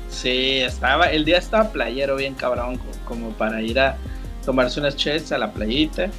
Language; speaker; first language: Spanish; native; Spanish